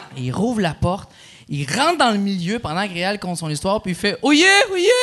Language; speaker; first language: French; early bilingual, other home language; Arabic